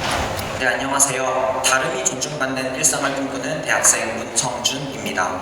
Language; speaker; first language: Korean; native; Korean